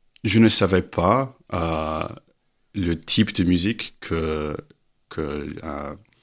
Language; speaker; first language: French; non-native, learner; English